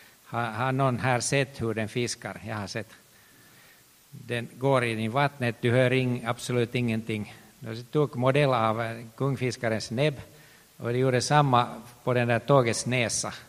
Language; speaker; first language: Swedish; non-native, local second language; Finnish